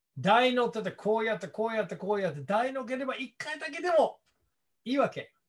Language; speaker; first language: Japanese; non-native, fluent; English